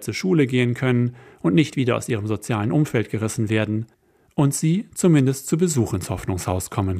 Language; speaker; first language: German; native; German